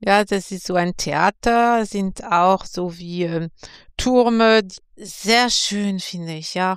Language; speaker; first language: German; non-native, fluent; French